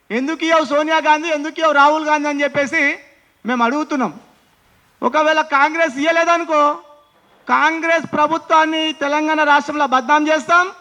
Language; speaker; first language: Telugu; non-native, local second language; Lambadi